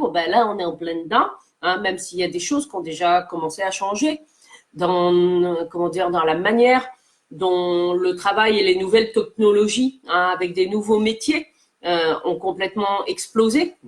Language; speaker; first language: French; native; French